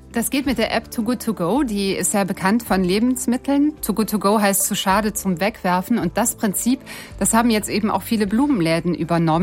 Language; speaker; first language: German; native; German